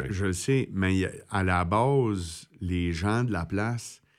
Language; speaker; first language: French; native; French